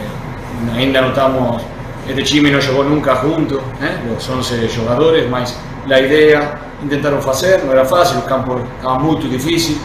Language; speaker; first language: Portuguese; non-native, learner; Spanish